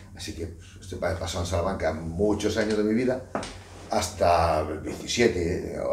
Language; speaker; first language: Spanish; native; Spanish